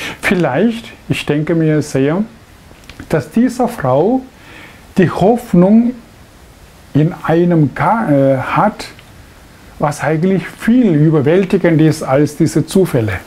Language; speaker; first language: German; non-native, fluent; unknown